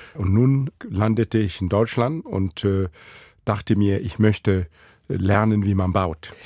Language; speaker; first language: German; non-native, fluent; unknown